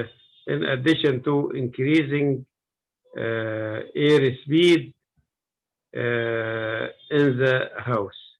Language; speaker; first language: English; non-native, learner; Arabic